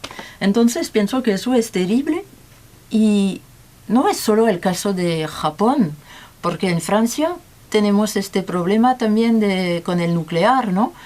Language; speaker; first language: Spanish; non-native, learner; French